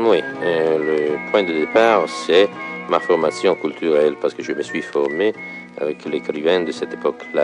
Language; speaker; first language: French; non-native, fluent; Italian